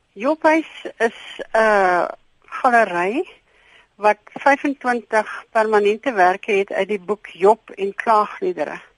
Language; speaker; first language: Afrikaans; native; Afrikaans